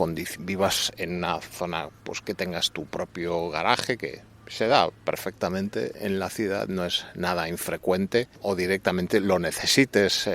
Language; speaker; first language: Spanish; native; Spanish